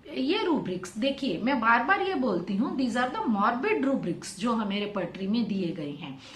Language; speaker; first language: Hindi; non-native, local second language; Punjabi